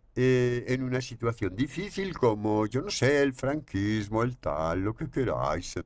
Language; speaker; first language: Spanish; non-native, fluent; French